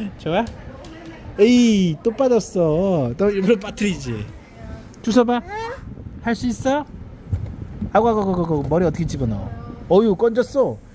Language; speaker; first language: Korean; native; Korean